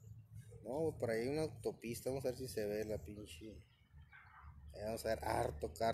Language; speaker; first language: Spanish; native; Spanish